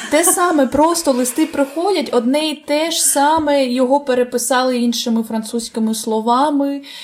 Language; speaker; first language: Ukrainian; native; Ukrainian